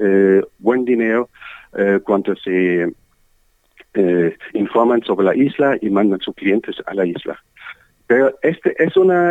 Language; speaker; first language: Spanish; non-native, learner; German